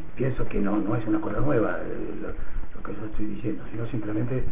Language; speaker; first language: Spanish; native; Spanish